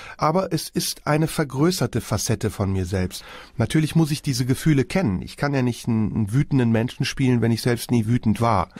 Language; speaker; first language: German; early bilingual, other home language; Turkish